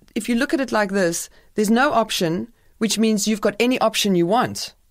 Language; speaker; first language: English; native; English